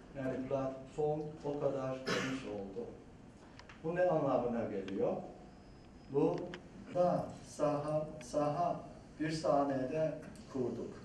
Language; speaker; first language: Turkish; non-native, fluent; Chinese